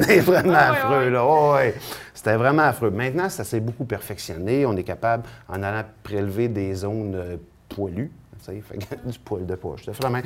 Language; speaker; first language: French; native; French